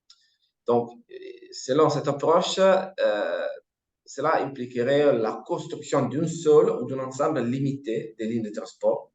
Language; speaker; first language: French; non-native, fluent; Italian